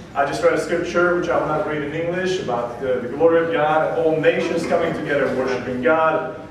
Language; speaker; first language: English; non-native, fluent; Hungarian